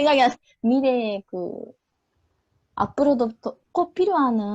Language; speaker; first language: Korean; non-native, learner; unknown